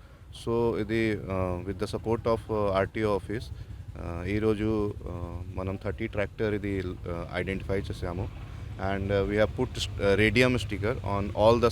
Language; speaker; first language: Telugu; non-native, learner; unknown